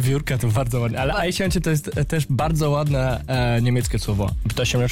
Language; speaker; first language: Polish; early bilingual, heritage; German